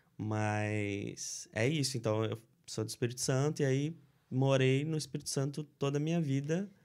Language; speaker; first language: Portuguese; native; Portuguese